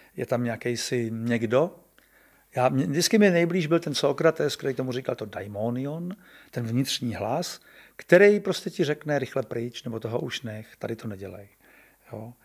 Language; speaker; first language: Czech; native; Czech